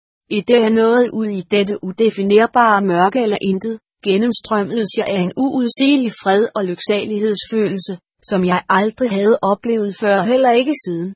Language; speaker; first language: Danish; native; Danish